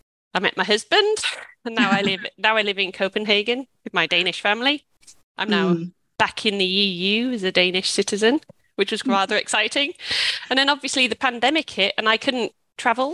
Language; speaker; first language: English; native; English